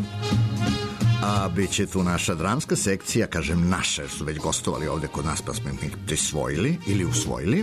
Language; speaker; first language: Serbian; native; Serbian